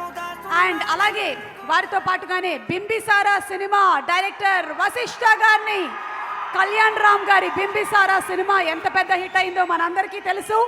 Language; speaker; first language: Telugu; native; Telugu